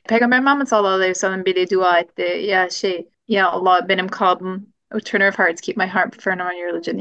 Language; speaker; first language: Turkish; non-native, fluent; English